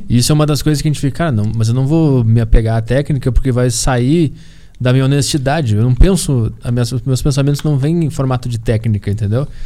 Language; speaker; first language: Portuguese; native; Portuguese